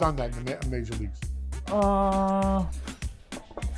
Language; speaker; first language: English; native; English